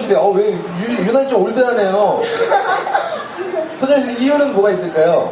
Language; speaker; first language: Korean; native; Korean